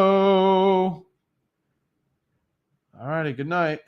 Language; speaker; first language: English; native; English